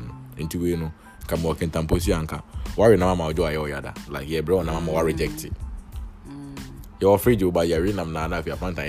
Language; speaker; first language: English; non-native, local second language; Akan